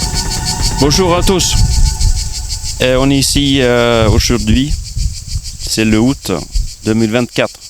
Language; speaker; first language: French; non-native, learner; Swedish